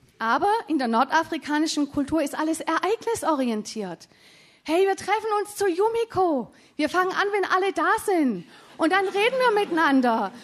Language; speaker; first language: German; native; German